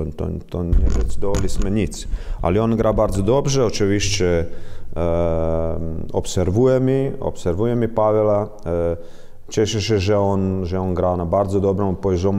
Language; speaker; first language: Polish; non-native, learner; Croatian